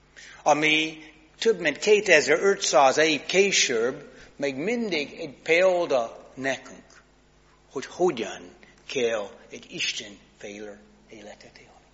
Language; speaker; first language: Hungarian; non-native, fluent; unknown